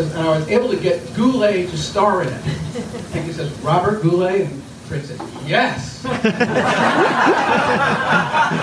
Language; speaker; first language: English; native; English